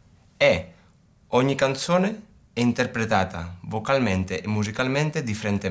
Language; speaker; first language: Italian; early bilingual, heritage; Spanish